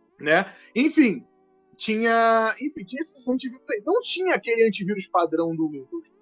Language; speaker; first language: Portuguese; native; Portuguese